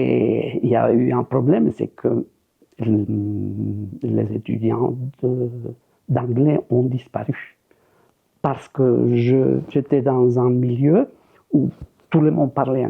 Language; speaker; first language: French; non-native, fluent; Spanish